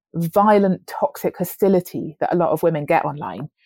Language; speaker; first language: English; native; English